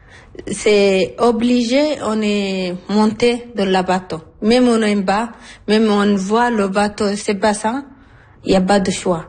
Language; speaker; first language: French; non-native, learner; Arabic